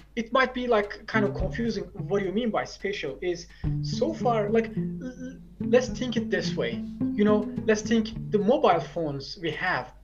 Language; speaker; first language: English; non-native, fluent; Turkish